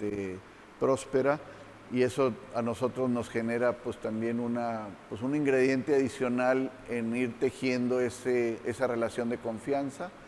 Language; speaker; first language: Spanish; native; Spanish